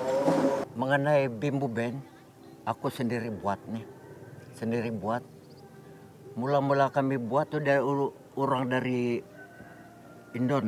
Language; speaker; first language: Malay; non-native, local second language; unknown